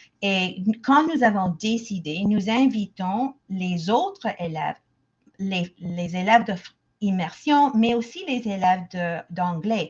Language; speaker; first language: French; non-native, local second language; English